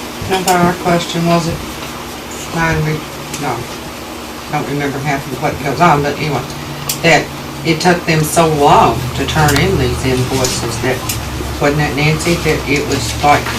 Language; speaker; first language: English; native; English